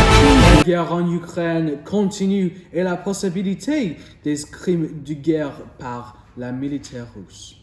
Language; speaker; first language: French; non-native, learner; English